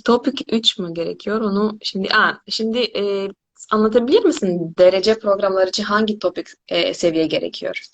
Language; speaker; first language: Turkish; non-native, fluent; Korean